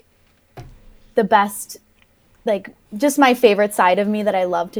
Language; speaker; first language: English; native; English